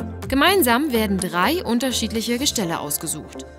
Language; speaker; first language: German; native; German